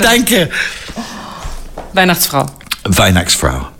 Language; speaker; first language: German; non-native, fluent; English